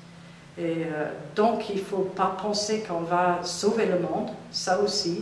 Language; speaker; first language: French; non-native, fluent; English